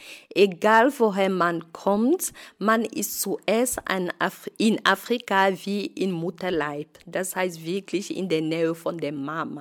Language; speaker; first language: German; non-native, fluent; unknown